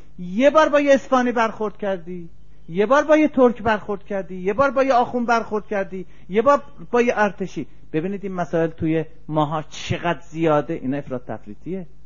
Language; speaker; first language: Persian; native; Persian